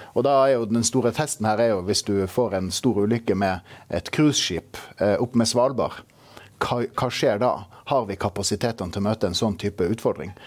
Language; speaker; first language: Norwegian; native; Norwegian